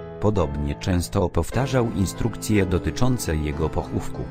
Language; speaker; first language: Polish; native; Polish